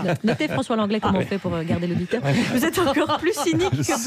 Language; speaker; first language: French; native; French